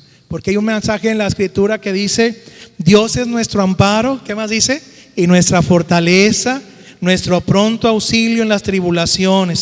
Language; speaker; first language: Spanish; native; Spanish